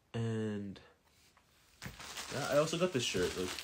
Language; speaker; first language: English; native; English